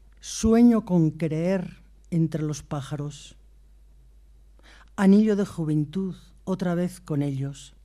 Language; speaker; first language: Spanish; native; Spanish